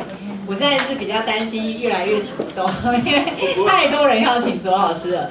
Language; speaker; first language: Chinese; native; Chinese